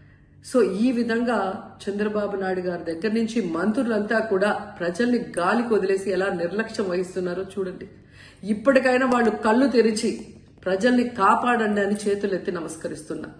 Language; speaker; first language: Telugu; native; Telugu